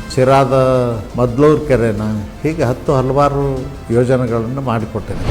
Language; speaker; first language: Kannada; native; Kannada